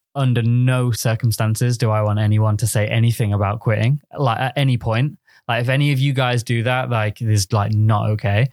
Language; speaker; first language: English; native; English